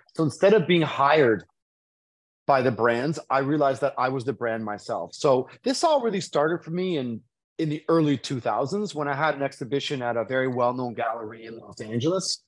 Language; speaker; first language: English; native; English